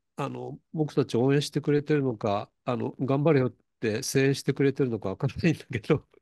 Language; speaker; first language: Japanese; native; Japanese